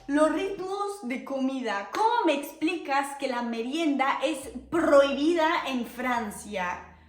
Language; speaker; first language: Spanish; non-native, fluent; French